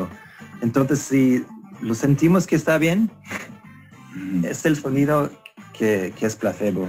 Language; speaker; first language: Spanish; non-native, fluent; Swedish